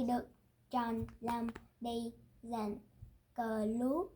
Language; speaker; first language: Vietnamese; non-native, learner; English